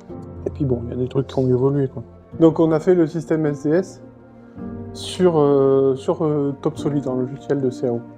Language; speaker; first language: French; native; French